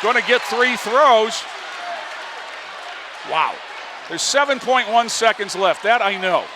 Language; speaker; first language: English; native; English